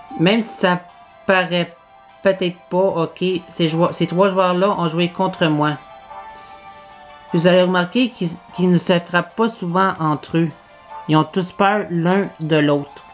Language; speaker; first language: French; native; French